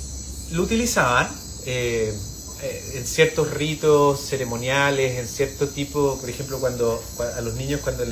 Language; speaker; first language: Spanish; native; Spanish